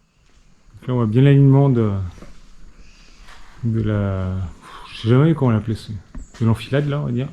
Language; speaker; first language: French; native; French